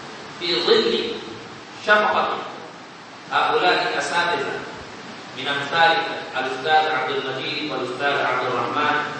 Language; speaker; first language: Arabic; non-native, fluent; Urdu